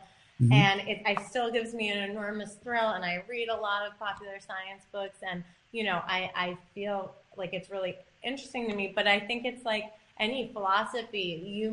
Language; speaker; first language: English; native; English